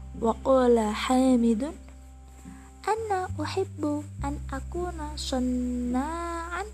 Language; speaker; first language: Arabic; non-native, learner; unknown